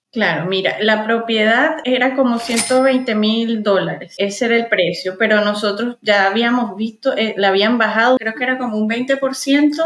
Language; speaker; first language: Spanish; native; Spanish